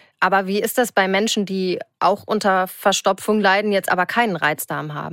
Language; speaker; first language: German; native; German